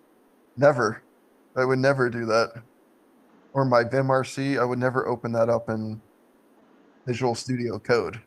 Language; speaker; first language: English; native; English